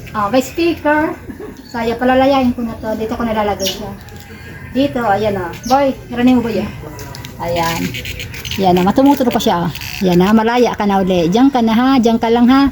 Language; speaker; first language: Filipino; non-native, local second language; Bikol